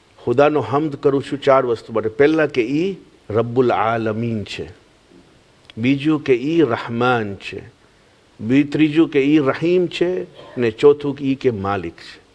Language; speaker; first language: Gujarati; early bilingual, heritage; Gujarati